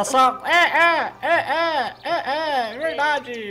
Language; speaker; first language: Portuguese; native; Portuguese